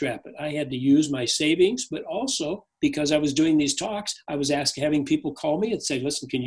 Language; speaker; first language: English; native; English